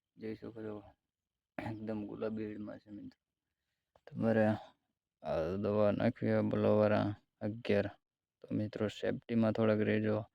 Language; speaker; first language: Gujarati; non-native, local second language; Bhili